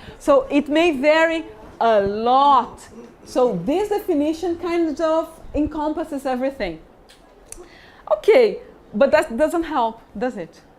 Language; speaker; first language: English; non-native, fluent; Portuguese